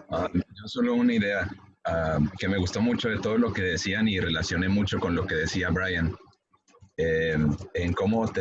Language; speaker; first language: Spanish; native; Spanish